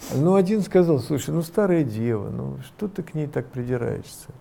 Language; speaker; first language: Russian; native; Russian